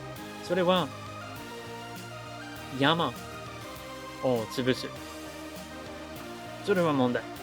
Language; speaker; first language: Japanese; non-native, learner; English